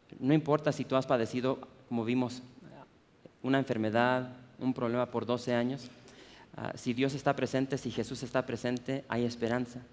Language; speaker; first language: Spanish; early bilingual, heritage; Spanish